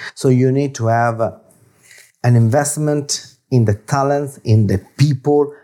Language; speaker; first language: English; non-native, fluent; Italian